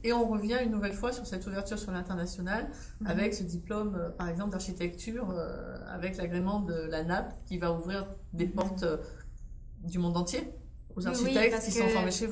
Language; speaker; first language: French; native; French